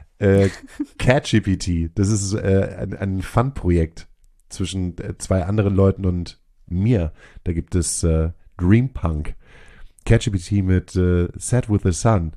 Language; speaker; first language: German; native; German